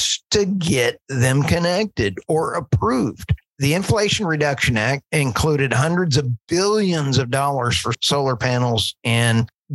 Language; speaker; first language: English; native; English